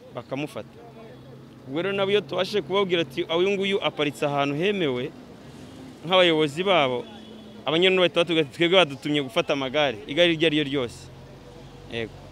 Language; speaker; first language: Kinyarwanda; native; Kinyarwanda